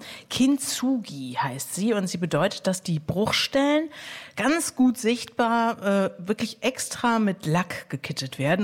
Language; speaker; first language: German; native; German